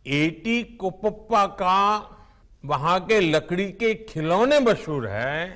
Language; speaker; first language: Hindi; non-native, local second language; Gujarati